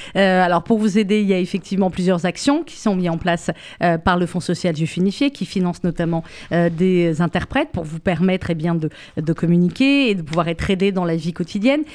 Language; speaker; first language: French; native; French